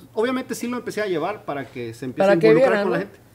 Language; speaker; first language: Spanish; non-native, local second language; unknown